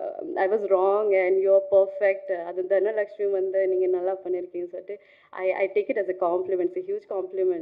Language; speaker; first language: Tamil; non-native, fluent; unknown